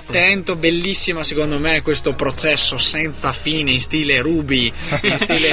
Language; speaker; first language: Italian; native; Italian